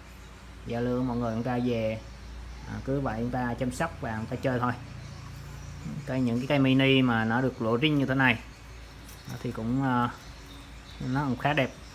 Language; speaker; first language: Vietnamese; native; Vietnamese